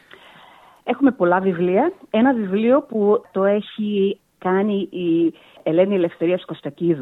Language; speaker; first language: Greek; early bilingual, heritage; Greek